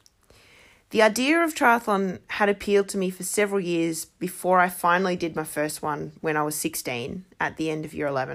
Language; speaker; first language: English; native; English